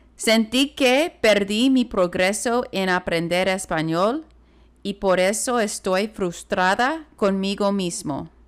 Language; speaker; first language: Spanish; non-native, learner; English